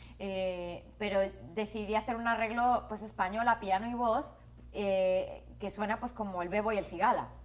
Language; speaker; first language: Spanish; native; Spanish